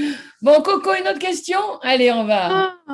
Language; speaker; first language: French; native; French